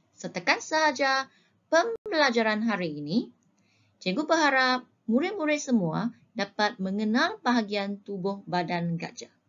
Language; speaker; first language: Malay; non-native, local second language; Chinese